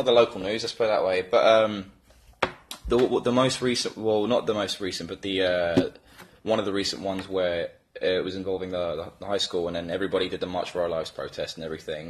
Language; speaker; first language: English; native; English